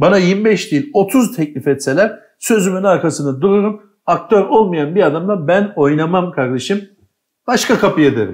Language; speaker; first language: Turkish; native; Turkish